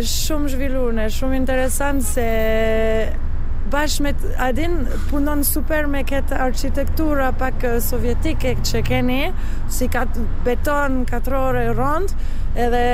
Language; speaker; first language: Albanian; non-native, learner; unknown